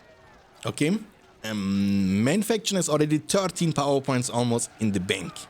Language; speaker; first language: English; non-native, fluent; German